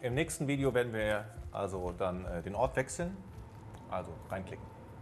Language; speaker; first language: German; native; German